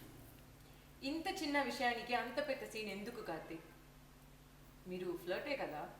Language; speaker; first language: Telugu; non-native, learner; Tamil